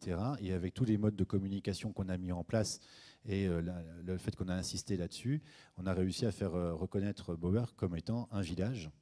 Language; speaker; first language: French; native; French